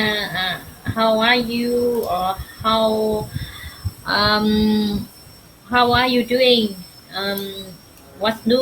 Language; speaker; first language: English; non-native, learner; Vietnamese